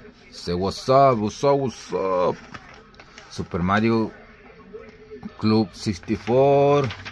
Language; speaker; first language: English; non-native, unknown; Spanish